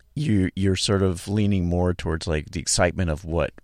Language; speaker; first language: English; native; English